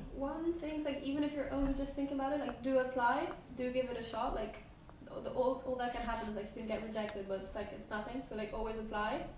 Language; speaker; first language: English; non-native, fluent; Polish